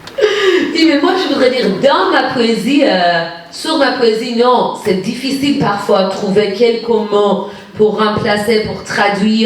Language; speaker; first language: French; non-native, fluent; Persian